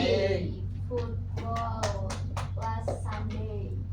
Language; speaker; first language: English; non-native, learner; Indonesian